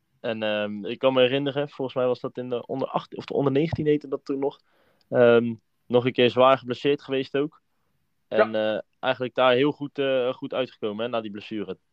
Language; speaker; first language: Dutch; native; Dutch